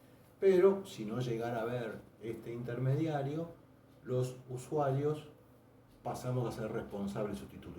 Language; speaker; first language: Spanish; native; Spanish